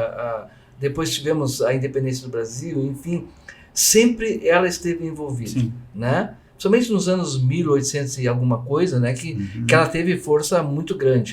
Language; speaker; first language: Portuguese; native; Portuguese